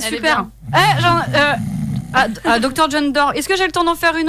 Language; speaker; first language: French; native; French